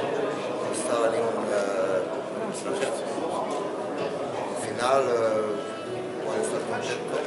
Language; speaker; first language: Spanish; non-native, fluent; Croatian